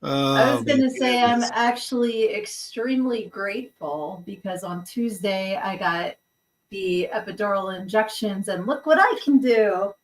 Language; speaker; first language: English; native; English